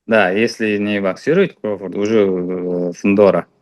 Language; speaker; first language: Russian; non-native, fluent; Uzbek